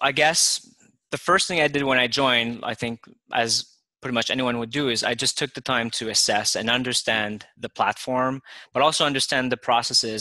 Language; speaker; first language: English; native; English